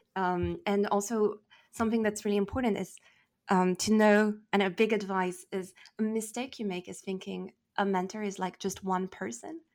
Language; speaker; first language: English; non-native, fluent; French